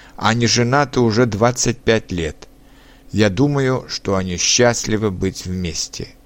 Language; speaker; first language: Russian; non-native, fluent; Czech